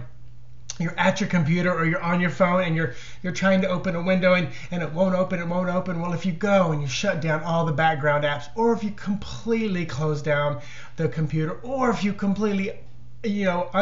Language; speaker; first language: English; native; English